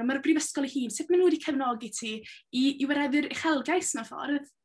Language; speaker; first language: Welsh; native; Welsh